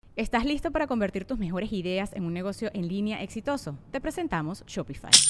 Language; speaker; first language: Spanish; native; Spanish